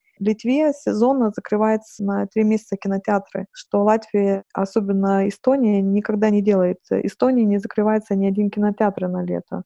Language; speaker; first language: Russian; non-native, fluent; Lithuanian